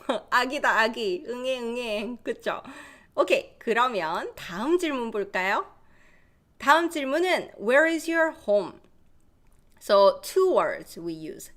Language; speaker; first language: Korean; native; Korean